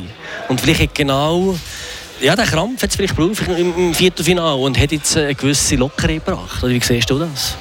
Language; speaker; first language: German; native; German